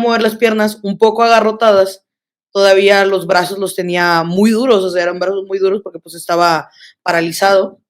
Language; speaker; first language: Spanish; native; Spanish